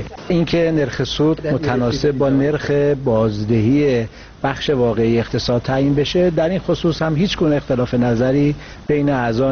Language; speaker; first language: Persian; native; Persian